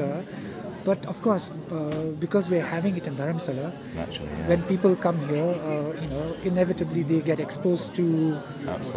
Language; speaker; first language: English; non-native, local second language; Tibetan